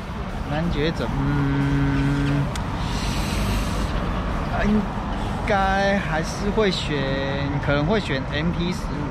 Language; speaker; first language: Chinese; native; Chinese